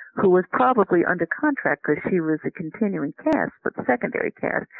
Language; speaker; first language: English; native; English